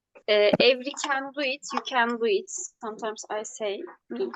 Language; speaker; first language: English; non-native, learner; Turkish